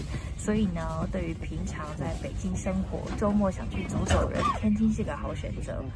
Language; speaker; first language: Chinese; native; Chinese